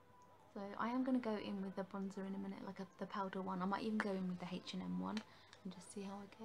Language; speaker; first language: English; native; English